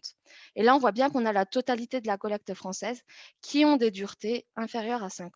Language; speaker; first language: French; native; French